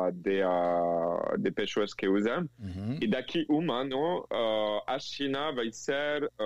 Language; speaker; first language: Portuguese; non-native, fluent; French